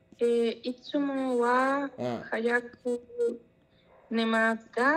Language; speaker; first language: Japanese; non-native, learner; Spanish